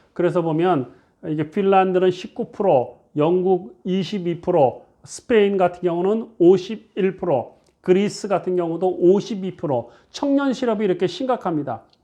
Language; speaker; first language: Korean; native; Korean